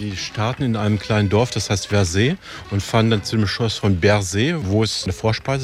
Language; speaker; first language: German; native; German